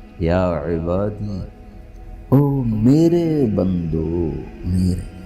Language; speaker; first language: Urdu; non-native, local second language; Punjabi